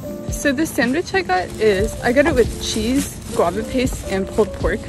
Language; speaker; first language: English; native; English